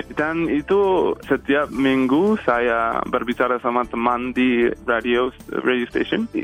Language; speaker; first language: Indonesian; non-native, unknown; English